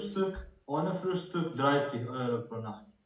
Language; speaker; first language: German; non-native, learner; Croatian